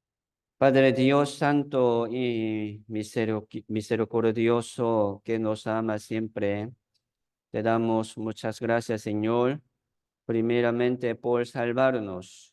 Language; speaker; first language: Spanish; non-native, fluent; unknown